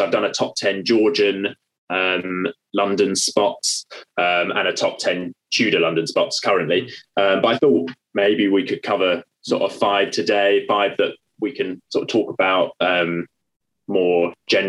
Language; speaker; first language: English; native; English